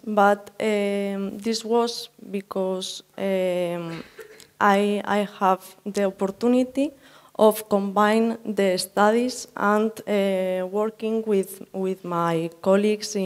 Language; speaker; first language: English; non-native, learner; Spanish